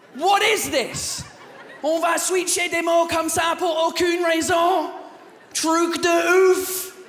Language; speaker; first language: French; non-native, fluent; English